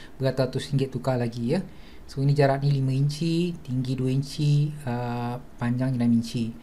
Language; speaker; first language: Malay; native; Malay